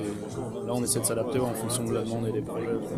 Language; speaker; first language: French; native; French